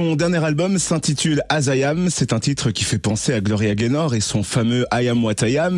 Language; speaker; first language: French; native; French